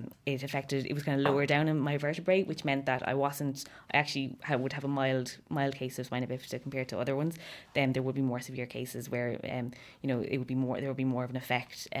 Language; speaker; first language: English; native; English